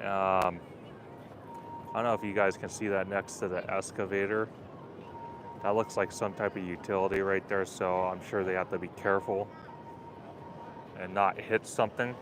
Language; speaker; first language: English; native; English